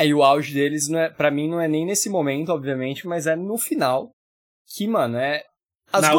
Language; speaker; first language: Portuguese; native; Portuguese